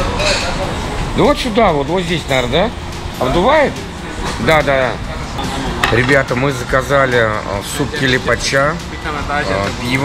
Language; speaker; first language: Russian; native; Russian